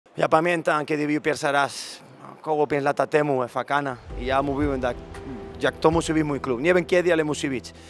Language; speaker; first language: Polish; non-native, learner; Spanish